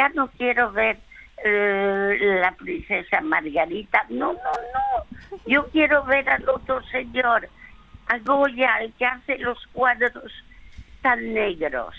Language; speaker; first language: Spanish; early bilingual, other home language; French